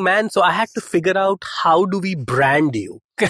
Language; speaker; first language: English; non-native, local second language; Hindi